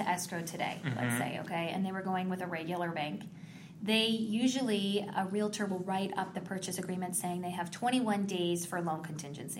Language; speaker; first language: English; native; English